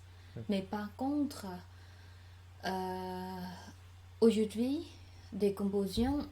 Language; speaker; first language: French; non-native, learner; Khmer